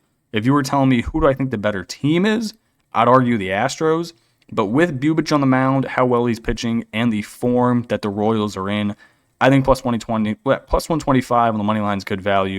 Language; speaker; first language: English; native; English